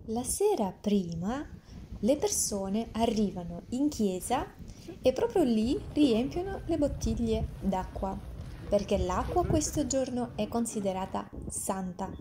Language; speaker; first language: Italian; non-native, fluent; Russian